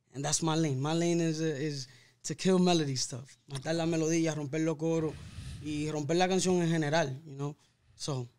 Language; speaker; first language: Spanish; early bilingual, other home language; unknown